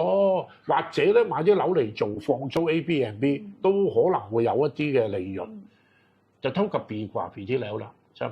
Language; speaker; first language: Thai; non-native, learner; Cantonese